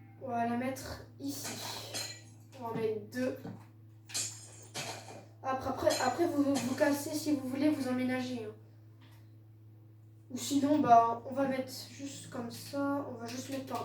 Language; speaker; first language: French; native; French